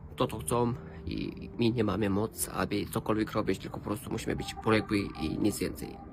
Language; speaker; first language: Polish; non-native, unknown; Romanian